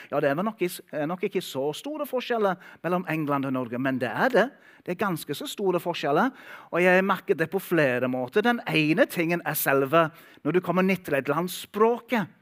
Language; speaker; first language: Norwegian; non-native, fluent; English